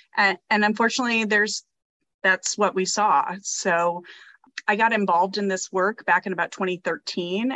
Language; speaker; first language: English; native; English